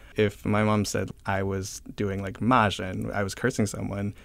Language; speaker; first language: English; early bilingual, other home language; Chinese